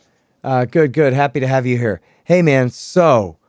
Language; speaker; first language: English; native; English